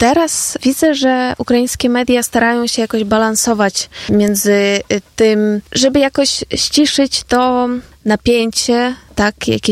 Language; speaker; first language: Polish; non-native, fluent; Ukrainian